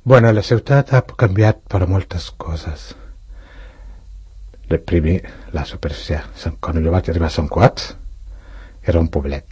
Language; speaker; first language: Catalan; non-native, fluent; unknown